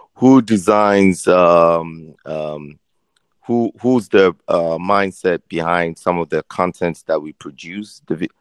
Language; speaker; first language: English; non-native, local second language; Akan